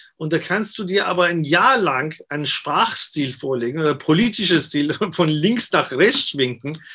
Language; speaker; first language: German; non-native, fluent; Persian